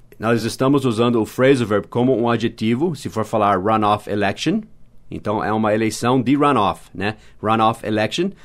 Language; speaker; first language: Portuguese; non-native, fluent; English